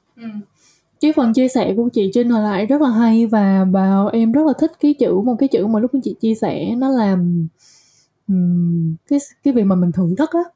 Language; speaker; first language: Vietnamese; native; Vietnamese